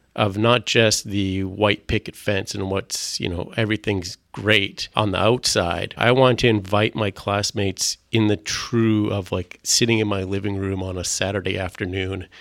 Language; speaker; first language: English; non-native, fluent; French